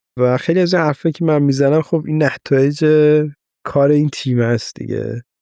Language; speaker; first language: Persian; native; Persian